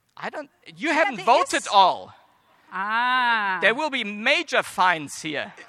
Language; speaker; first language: English; non-native, fluent; German